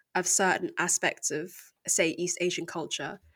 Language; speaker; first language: English; native; English